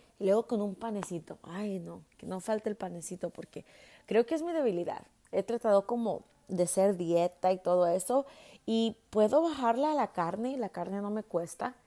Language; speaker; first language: Spanish; early bilingual, heritage; Spanish